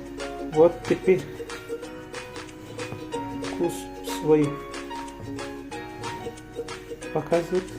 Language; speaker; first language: Russian; non-native, learner; Hindi